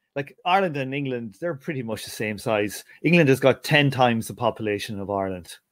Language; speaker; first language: English; native; English